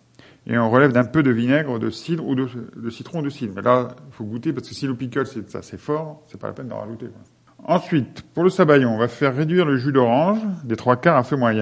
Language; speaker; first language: French; native; French